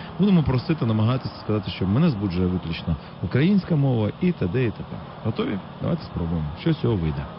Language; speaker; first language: Ukrainian; non-native, local second language; Russian